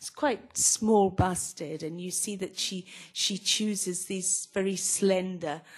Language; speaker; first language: English; native; English